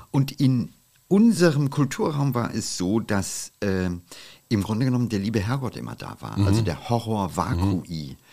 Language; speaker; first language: German; non-native, fluent; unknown